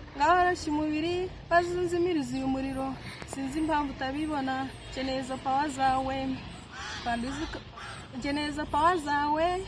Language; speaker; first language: Kinyarwanda; native; Kinyarwanda